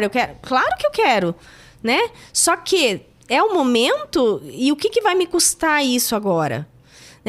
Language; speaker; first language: Portuguese; native; Portuguese